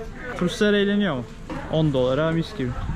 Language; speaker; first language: Turkish; native; Turkish